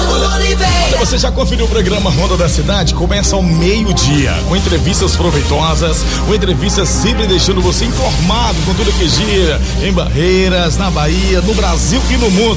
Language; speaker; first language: Portuguese; native; Portuguese